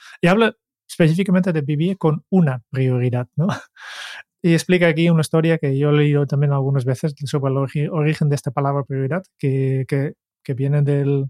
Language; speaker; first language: Spanish; non-native, fluent; Dutch